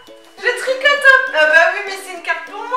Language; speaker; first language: French; native; French